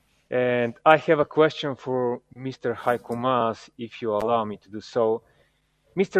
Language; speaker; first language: English; non-native, fluent; Bulgarian